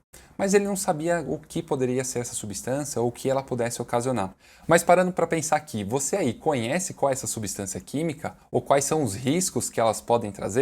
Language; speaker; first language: Portuguese; native; Portuguese